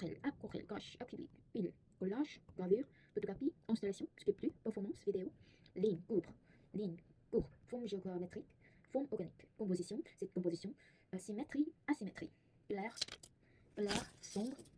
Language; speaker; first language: French; non-native, learner; Korean